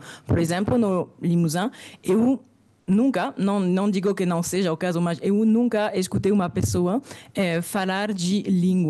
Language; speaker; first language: Portuguese; non-native, fluent; French